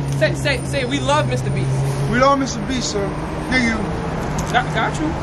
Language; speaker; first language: English; native; English